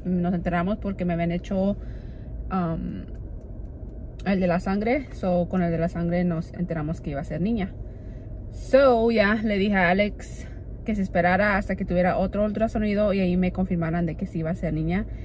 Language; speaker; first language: Spanish; early bilingual, heritage; Spanish